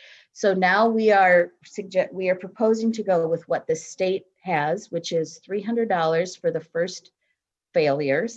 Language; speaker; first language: English; native; English